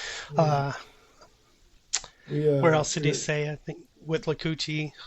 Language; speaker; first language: English; native; English